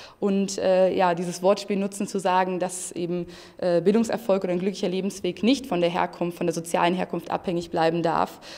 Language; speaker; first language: German; native; German